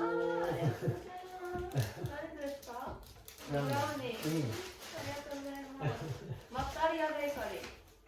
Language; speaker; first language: Japanese; non-native, learner; Korean